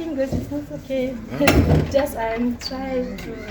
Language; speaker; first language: English; non-native, learner; Azerbaijani